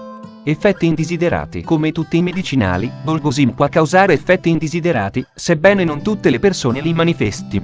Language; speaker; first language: Italian; native; Italian